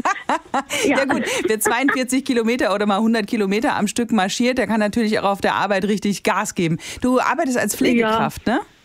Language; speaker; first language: German; native; German